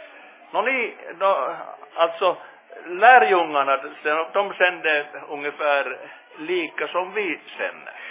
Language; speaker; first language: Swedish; non-native, fluent; Finnish